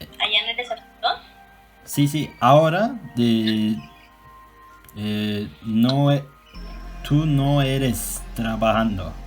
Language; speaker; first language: Spanish; non-native, learner; Turkish